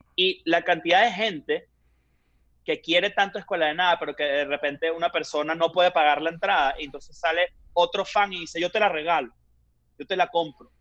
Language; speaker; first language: Spanish; native; Spanish